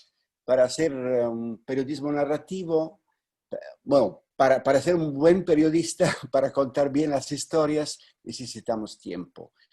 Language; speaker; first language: Spanish; non-native, fluent; Italian